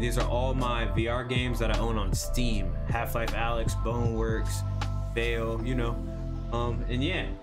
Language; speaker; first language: English; native; English